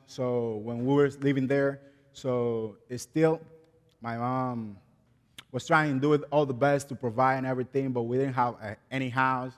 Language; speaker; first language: English; non-native, learner; Spanish